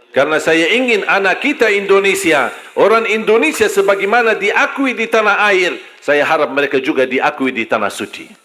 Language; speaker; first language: Malay; non-native, fluent; Arabic